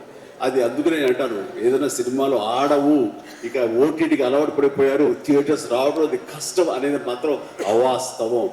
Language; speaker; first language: Telugu; native; Telugu